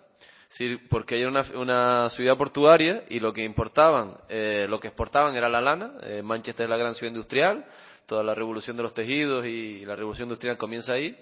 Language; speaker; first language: Spanish; native; Spanish